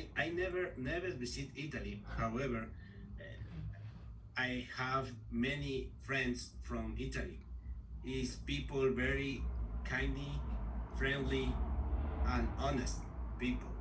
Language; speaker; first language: English; non-native, learner; Spanish